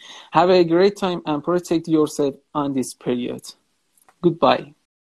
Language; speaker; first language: English; non-native, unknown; Persian